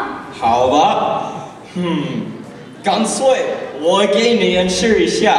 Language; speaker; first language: Chinese; non-native, learner; English